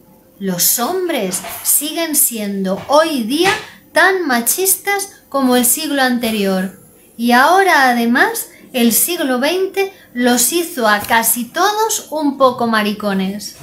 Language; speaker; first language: Spanish; native; Spanish